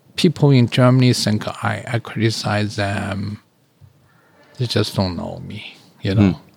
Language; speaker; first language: English; non-native, learner; Chinese